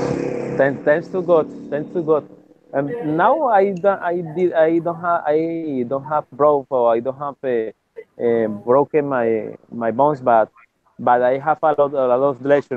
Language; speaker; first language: English; non-native, learner; Spanish